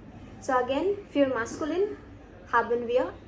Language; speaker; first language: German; non-native, fluent; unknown